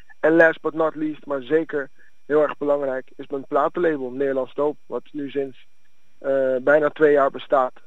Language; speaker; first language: Dutch; early bilingual, other home language; Akan